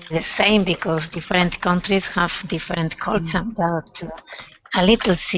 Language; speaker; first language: English; non-native, learner; Spanish